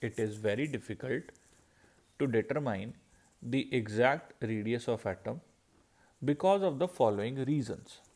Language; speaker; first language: English; non-native, local second language; Punjabi